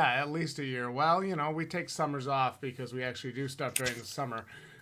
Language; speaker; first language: English; native; English